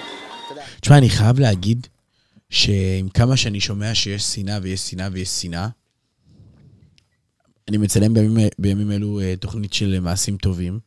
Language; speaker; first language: Hebrew; native; Hebrew